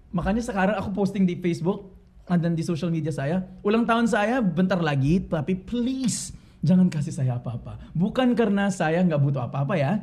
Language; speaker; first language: Indonesian; non-native, fluent; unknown